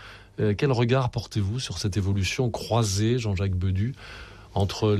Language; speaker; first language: French; native; French